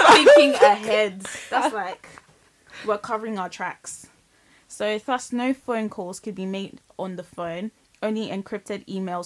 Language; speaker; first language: English; non-native, local second language; Yoruba